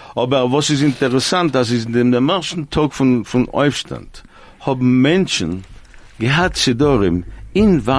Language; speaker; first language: English; non-native, fluent; Spanish